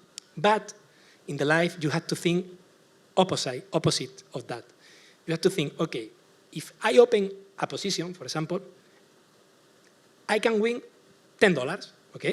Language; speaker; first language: English; non-native, learner; Spanish